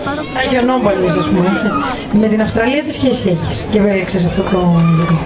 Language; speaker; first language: Greek; native; Greek